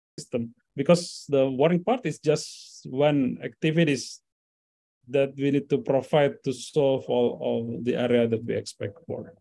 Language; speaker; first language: English; non-native, learner; Indonesian